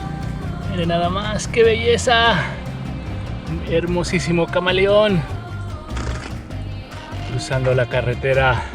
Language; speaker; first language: Spanish; native; Spanish